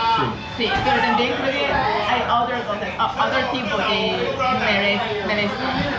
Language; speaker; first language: Spanish; non-native, fluent; Chinese